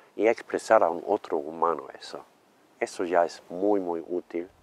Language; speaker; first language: Spanish; non-native, fluent; German